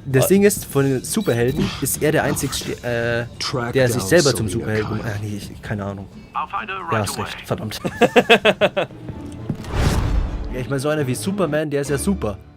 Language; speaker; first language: German; native; German